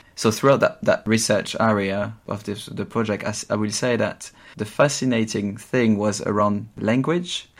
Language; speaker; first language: English; non-native, fluent; French